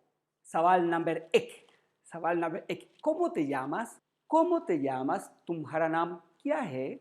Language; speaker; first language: Spanish; non-native, learner; Urdu